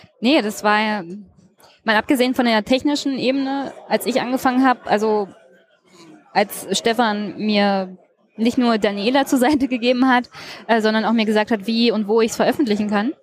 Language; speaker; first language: German; native; German